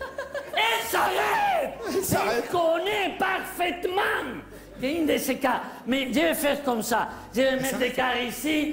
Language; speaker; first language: French; non-native, learner; Spanish